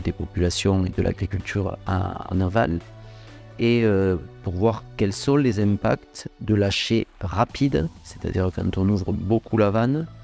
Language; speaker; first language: French; native; French